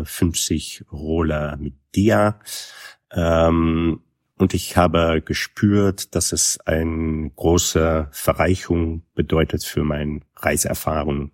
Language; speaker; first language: German; non-native, fluent; Dutch